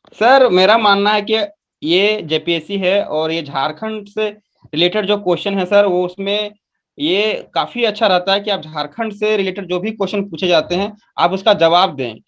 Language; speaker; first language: Hindi; non-native, local second language; Magahi